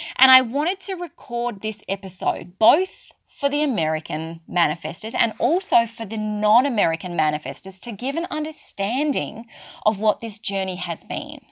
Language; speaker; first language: English; native; English